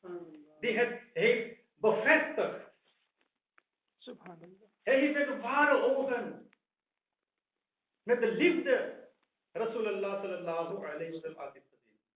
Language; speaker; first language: Dutch; non-native, fluent; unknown